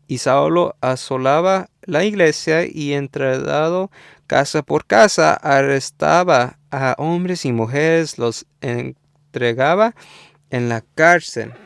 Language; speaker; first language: Spanish; early bilingual, heritage; English